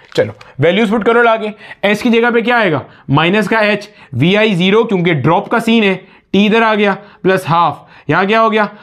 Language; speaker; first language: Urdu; native; Urdu